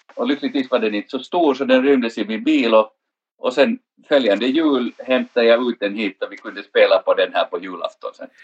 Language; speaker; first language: Swedish; native; Swedish